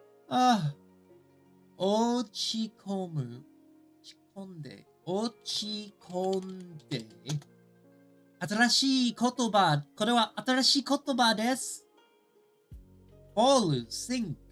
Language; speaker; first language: Japanese; non-native, learner; English